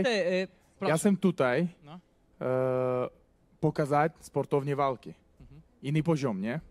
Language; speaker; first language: Polish; non-native, learner; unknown